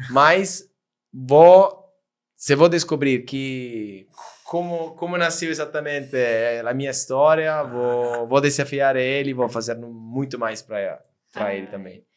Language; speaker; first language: Portuguese; non-native, fluent; Italian